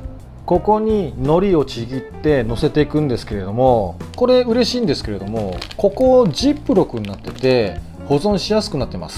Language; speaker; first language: Japanese; native; Japanese